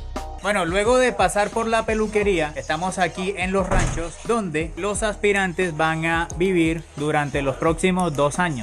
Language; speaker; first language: Spanish; native; Spanish